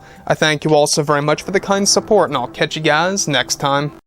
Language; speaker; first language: English; native; English